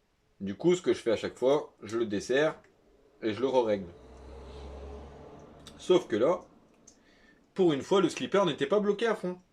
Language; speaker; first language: French; native; French